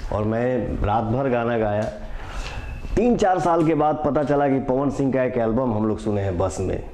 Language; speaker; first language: Hindi; non-native, local second language; Bhojpuri